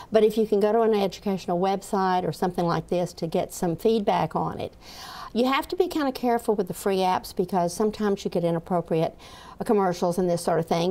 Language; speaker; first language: English; native; English